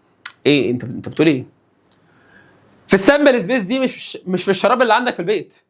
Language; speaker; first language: Arabic; native; Arabic